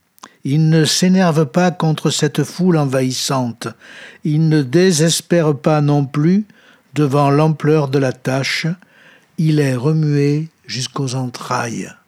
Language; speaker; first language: French; native; French